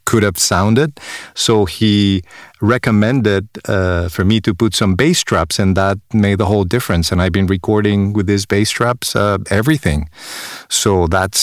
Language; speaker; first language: English; non-native, fluent; Spanish